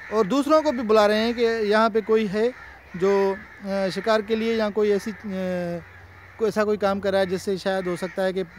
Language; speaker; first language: Urdu; non-native, local second language; Sindhi